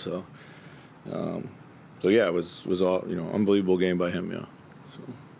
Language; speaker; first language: English; native; English